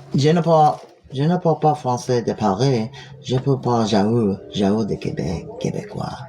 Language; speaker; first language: French; non-native, learner; English